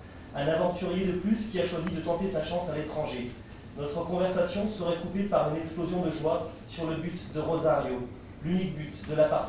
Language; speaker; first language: French; native; French